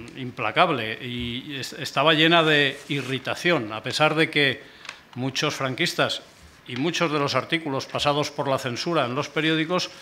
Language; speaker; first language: Spanish; native; Spanish